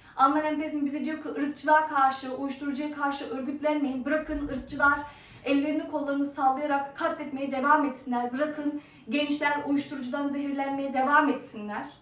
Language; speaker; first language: Turkish; early bilingual, heritage; Turkish